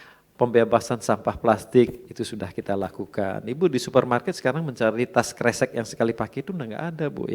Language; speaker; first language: Indonesian; native; Indonesian